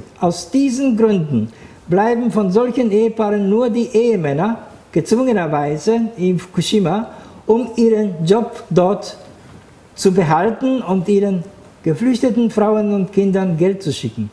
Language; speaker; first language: German; non-native, fluent; Japanese